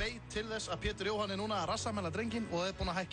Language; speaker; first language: Icelandic; native; Icelandic